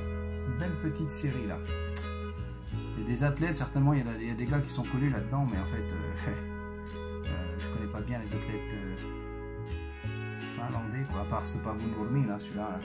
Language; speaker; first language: French; native; French